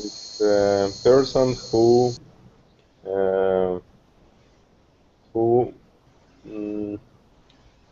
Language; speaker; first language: English; non-native, learner; Russian